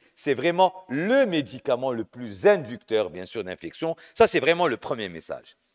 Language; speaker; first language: French; non-native, local second language; Arabic